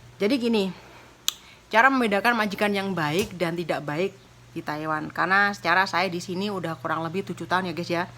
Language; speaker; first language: Indonesian; non-native, local second language; Javanese